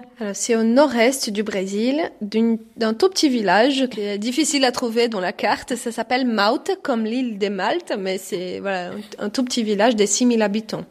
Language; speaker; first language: French; non-native, fluent; Portuguese